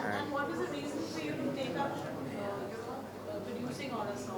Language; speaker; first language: English; non-native, local second language; Hindi